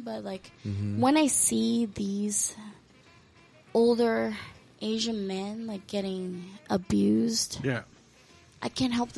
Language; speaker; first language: English; early bilingual, other home language; Korean